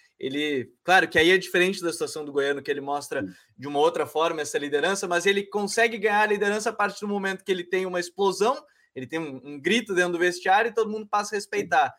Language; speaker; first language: Portuguese; native; Portuguese